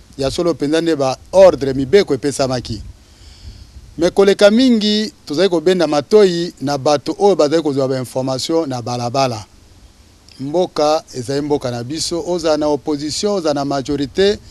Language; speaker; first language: Lingala; native; Lingala